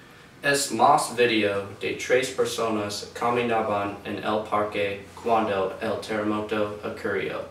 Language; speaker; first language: Spanish; non-native, learner; English